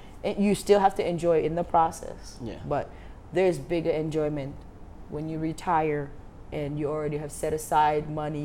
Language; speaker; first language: English; non-native, local second language; Wolof